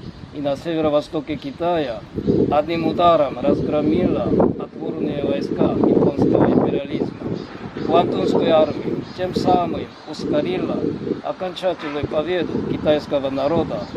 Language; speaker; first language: Russian; non-native, fluent; Korean